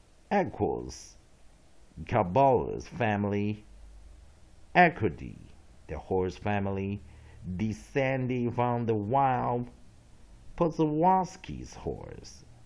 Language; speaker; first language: English; non-native, fluent; Chinese